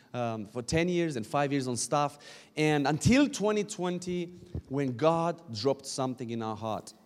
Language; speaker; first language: English; non-native, fluent; Romanian